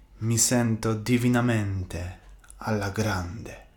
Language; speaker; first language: Italian; non-native, learner; Polish